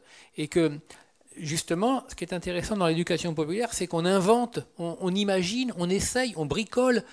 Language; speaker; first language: French; native; French